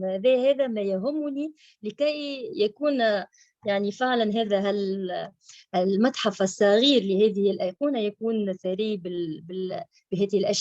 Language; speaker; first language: Arabic; native; Arabic